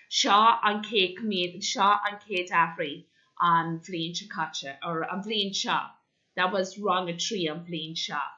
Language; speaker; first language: Irish; non-native, local second language; English